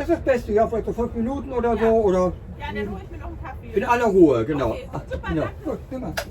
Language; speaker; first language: German; native; German